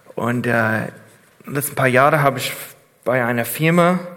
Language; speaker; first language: German; non-native, fluent; English